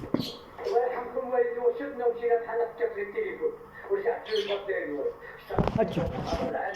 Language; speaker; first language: Arabic; native; Arabic